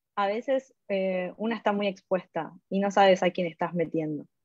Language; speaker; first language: Spanish; native; Spanish